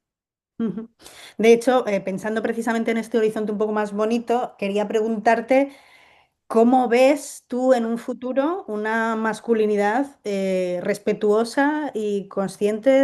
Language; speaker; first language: Spanish; native; Spanish